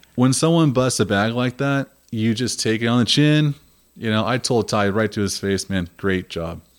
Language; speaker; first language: English; native; English